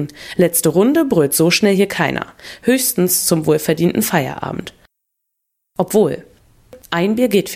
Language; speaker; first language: German; native; German